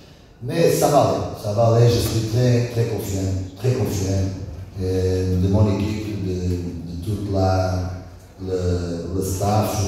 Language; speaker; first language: French; non-native, learner; Portuguese